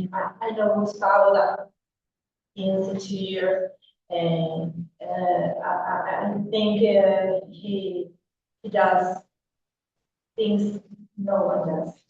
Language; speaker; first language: English; non-native, learner; Spanish